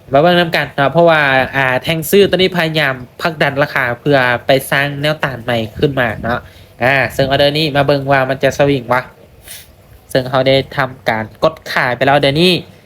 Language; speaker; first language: Thai; non-native, local second language; Lao